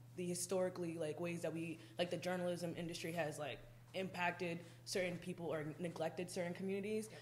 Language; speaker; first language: English; native; English